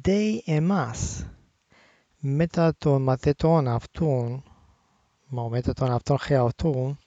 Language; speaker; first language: Greek; non-native, learner; English